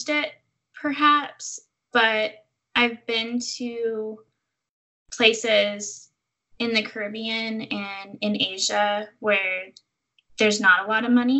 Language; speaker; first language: English; native; English